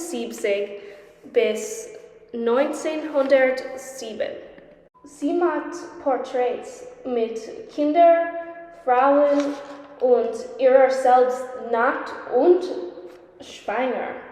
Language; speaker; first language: German; non-native, learner; English